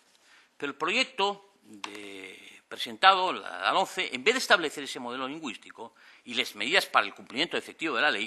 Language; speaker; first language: Spanish; native; Spanish